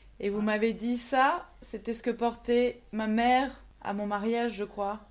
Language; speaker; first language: French; native; French